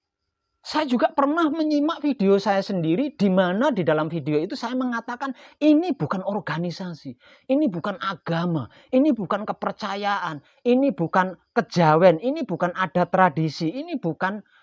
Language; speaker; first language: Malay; non-native, local second language; Javanese